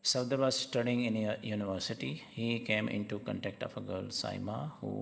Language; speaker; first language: English; non-native, local second language; Urdu